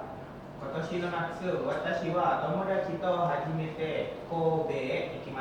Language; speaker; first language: Japanese; non-native, learner; Indonesian